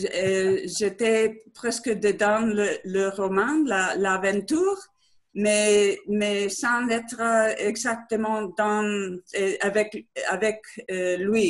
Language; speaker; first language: French; non-native, learner; Spanish